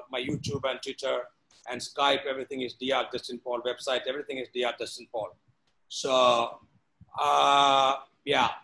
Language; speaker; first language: English; non-native, local second language; Malayalam